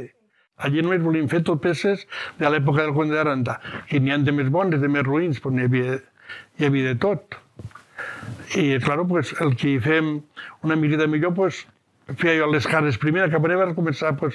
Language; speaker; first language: Catalan; native; Catalan